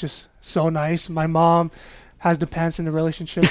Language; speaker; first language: English; non-native, fluent; French